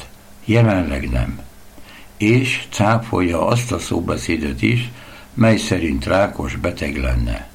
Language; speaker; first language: Hungarian; native; Hungarian